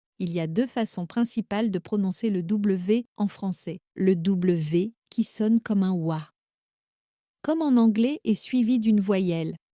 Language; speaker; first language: French; native; French